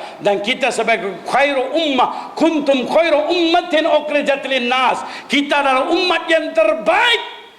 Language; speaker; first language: Malay; non-native, local second language; Min Nan Chinese